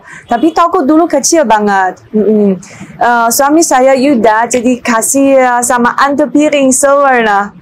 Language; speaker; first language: Indonesian; non-native, learner; Chinese